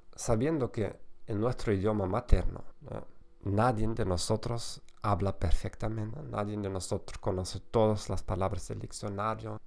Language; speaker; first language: Spanish; non-native, fluent; German